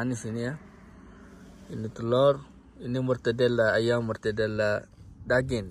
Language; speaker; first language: Indonesian; non-native, fluent; Arabic